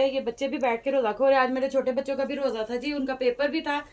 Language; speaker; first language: Urdu; non-native, local second language; Punjabi